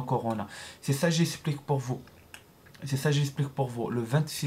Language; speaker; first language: French; non-native, learner; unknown